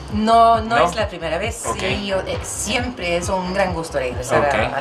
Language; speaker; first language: Spanish; non-native, fluent; Swedish